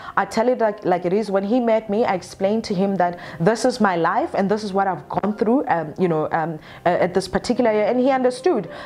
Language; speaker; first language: English; non-native, local second language; Northern Sotho